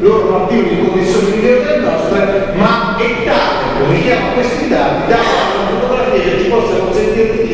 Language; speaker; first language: Italian; native; Italian